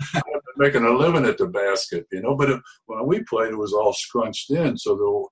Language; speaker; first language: English; native; English